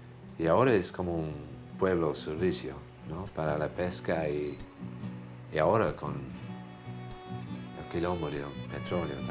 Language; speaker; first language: Spanish; non-native, fluent; English